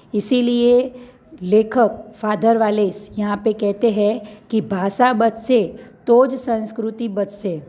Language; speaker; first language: Hindi; non-native, local second language; Gujarati